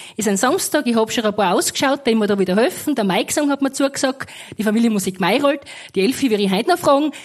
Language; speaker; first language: German; native; German